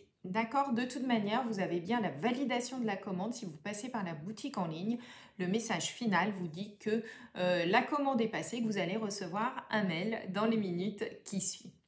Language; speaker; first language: French; native; French